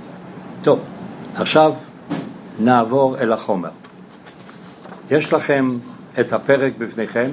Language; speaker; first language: Hebrew; non-native, fluent; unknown